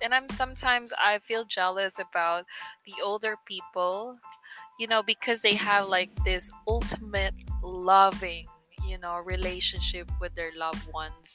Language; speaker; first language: English; non-native, local second language; Filipino